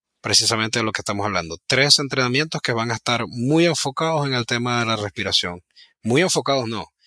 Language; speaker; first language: Spanish; native; Spanish